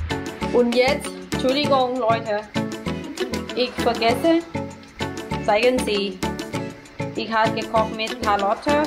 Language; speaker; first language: German; non-native, learner; Thai